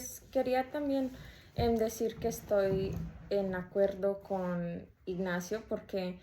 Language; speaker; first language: Spanish; early bilingual, heritage; Spanish